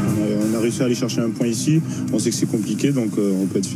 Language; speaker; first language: French; native; French